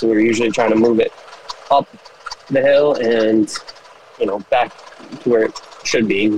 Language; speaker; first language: English; native; English